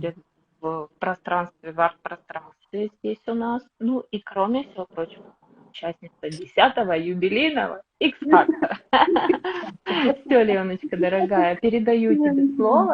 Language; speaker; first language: Russian; native; Russian